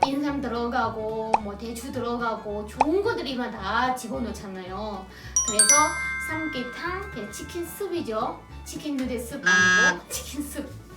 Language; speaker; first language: Korean; non-native, fluent; Burmese